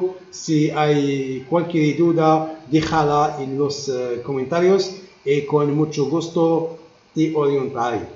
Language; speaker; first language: Spanish; non-native, learner; Arabic